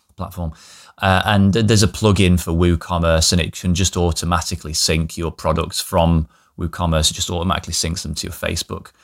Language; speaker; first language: English; native; English